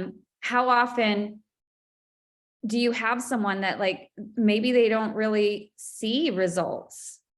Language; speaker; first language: English; native; English